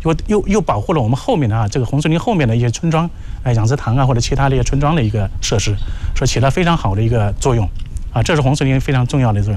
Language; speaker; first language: Chinese; native; Chinese